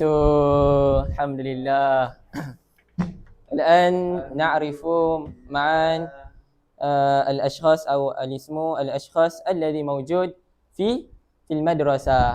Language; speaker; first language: Arabic; non-native, learner; Malay